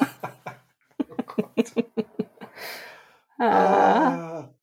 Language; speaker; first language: German; native; German